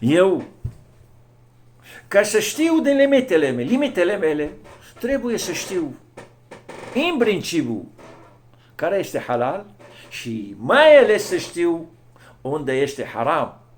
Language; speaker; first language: Romanian; non-native, fluent; Arabic